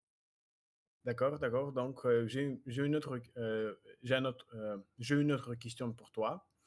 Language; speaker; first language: French; non-native, learner; Russian